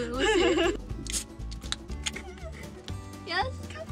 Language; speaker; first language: Japanese; native; Japanese